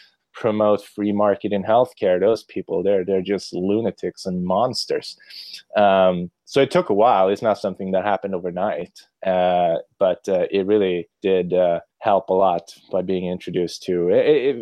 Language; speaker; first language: English; non-native, fluent; Swedish